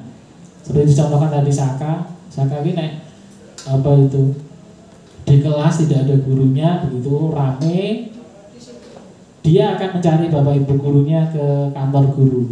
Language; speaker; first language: Indonesian; native; Indonesian